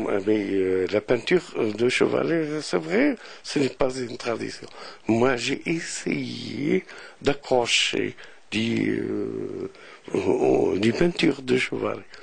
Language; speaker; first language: French; non-native, local second language; Arabic